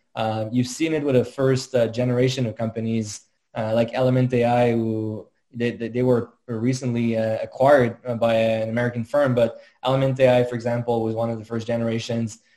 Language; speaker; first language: English; native; English